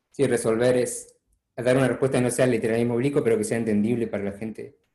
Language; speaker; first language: Spanish; native; Spanish